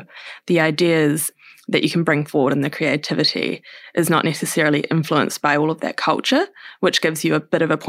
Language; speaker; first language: English; native; English